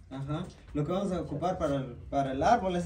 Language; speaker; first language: Spanish; native; Spanish